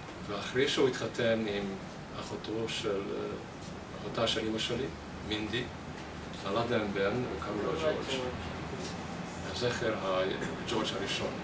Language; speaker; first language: Hebrew; non-native, fluent; Hungarian